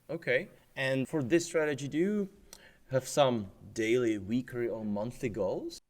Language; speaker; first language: English; non-native, fluent; Czech